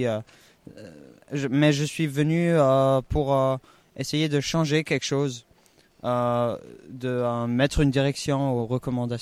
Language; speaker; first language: French; non-native, fluent; German